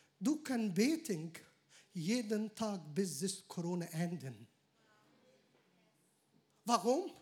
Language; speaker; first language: German; non-native, learner; Arabic